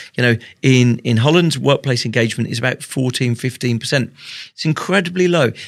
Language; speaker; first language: English; native; English